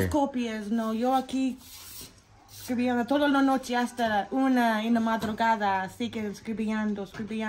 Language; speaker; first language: Spanish; non-native, learner; English